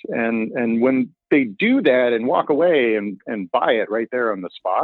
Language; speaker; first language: English; native; English